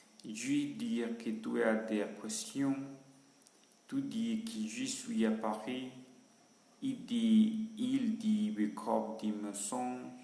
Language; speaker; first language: French; non-native, learner; Spanish